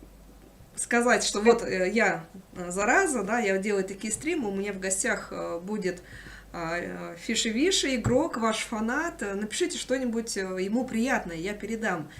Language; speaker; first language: Russian; native; Russian